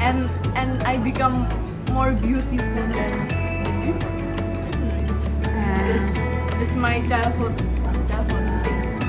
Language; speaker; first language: English; non-native, learner; Indonesian